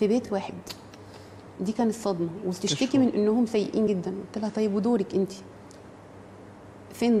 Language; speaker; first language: Arabic; native; Arabic